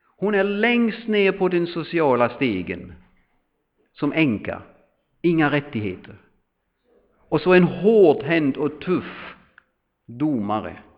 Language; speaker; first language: Swedish; non-native, fluent; German